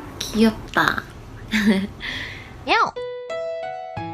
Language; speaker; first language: Korean; non-native, learner; Japanese